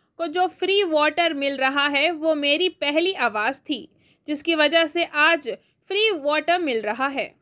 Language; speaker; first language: Hindi; non-native, local second language; Urdu